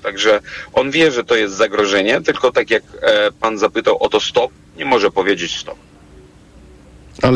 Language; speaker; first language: Polish; non-native, fluent; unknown